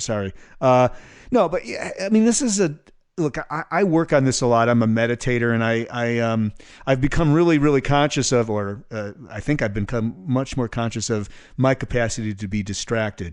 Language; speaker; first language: English; native; English